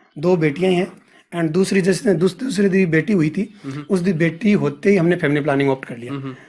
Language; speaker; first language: Hindi; native; Hindi